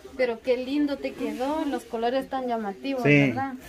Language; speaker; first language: Spanish; native; Spanish